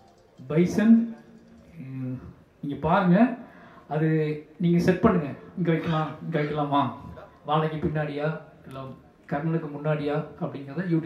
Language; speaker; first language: Tamil; native; Tamil